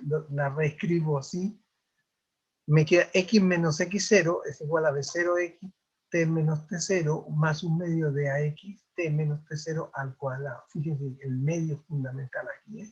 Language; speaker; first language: Spanish; native; Spanish